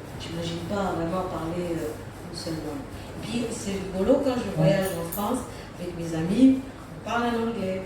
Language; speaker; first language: French; non-native, fluent; Russian